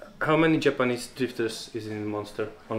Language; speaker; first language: English; non-native, learner; Polish